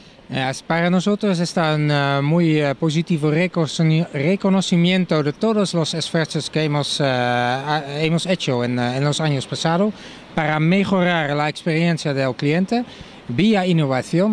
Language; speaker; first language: Spanish; non-native, learner; Dutch